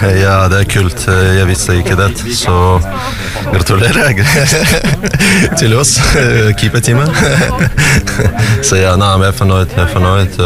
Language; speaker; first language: Norwegian; non-native, fluent; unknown